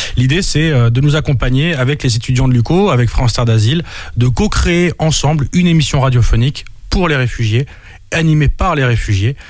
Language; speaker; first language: French; native; French